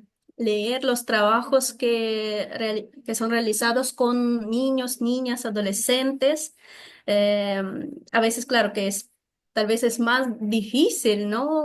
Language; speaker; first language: Spanish; non-native, fluent; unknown